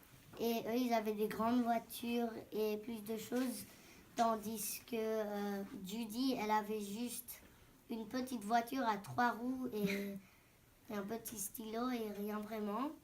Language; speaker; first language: French; non-native, learner; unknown